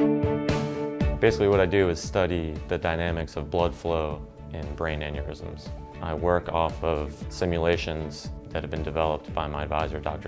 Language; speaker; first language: English; native; English